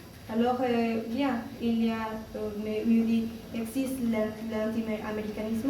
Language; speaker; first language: French; non-native, learner; Spanish